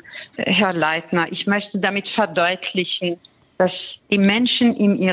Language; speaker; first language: German; non-native, fluent; Persian